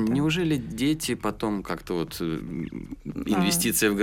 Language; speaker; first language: Russian; native; Russian